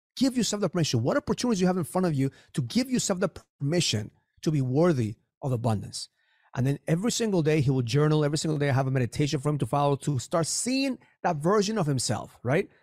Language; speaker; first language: English; early bilingual, other home language; Spanish